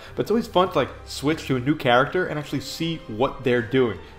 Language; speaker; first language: English; native; English